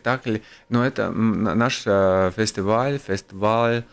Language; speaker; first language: Russian; non-native, local second language; Latvian